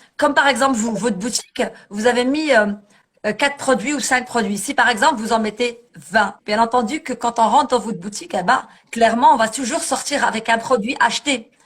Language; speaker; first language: French; early bilingual, other home language; Arabic